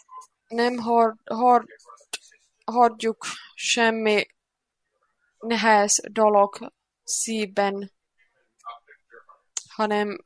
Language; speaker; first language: Hungarian; non-native, learner; Finnish